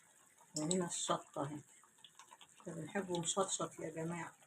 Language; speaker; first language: Arabic; native; Arabic